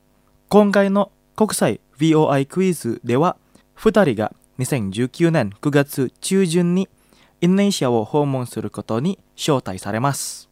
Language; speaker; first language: Japanese; non-native, fluent; Indonesian